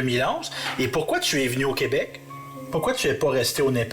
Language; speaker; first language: French; native; French